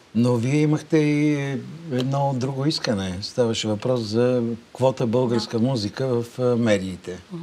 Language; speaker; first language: Bulgarian; native; Bulgarian